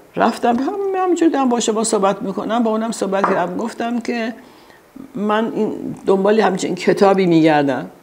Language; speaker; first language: Persian; early bilingual, heritage; Persian